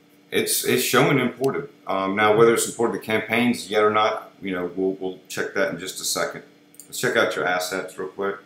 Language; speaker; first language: English; native; English